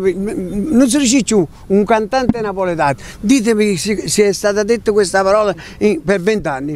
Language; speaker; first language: Italian; native; Italian